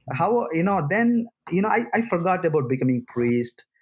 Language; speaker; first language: English; non-native, local second language; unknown